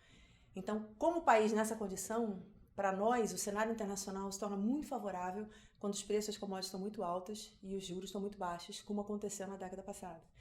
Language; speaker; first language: Portuguese; native; Portuguese